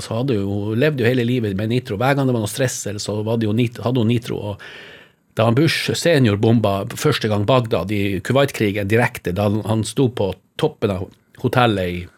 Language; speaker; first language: Norwegian; native; Norwegian